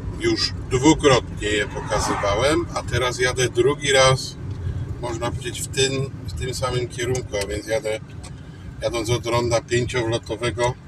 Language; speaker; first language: Polish; native; Polish